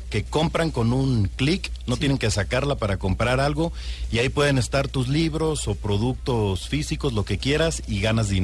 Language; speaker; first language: Spanish; native; Spanish